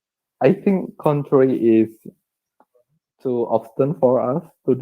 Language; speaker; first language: English; non-native, learner; Indonesian